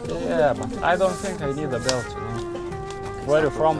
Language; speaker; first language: English; non-native, learner; Lithuanian